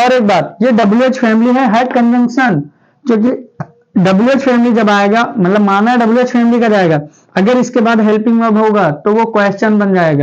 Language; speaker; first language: Hindi; native; Hindi